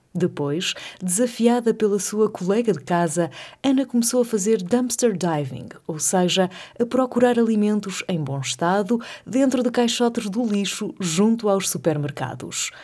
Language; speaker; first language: Portuguese; native; Portuguese